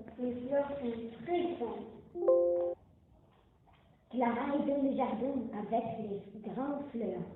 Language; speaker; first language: French; non-native, learner; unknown